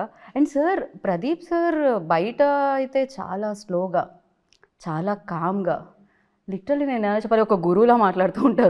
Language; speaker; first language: Telugu; native; Telugu